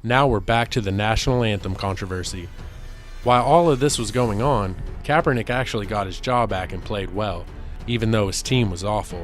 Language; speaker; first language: English; native; English